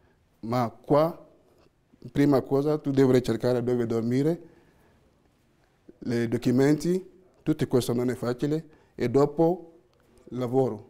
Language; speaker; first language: Italian; non-native, learner; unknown